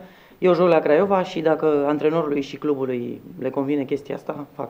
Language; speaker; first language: Romanian; native; Romanian